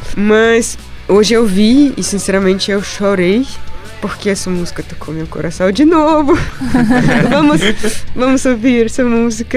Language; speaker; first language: Portuguese; non-native, fluent; Russian